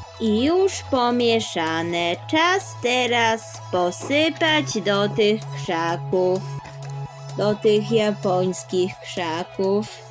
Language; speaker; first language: Polish; early bilingual, heritage; Polish